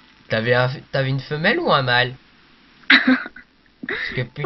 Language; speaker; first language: French; native; French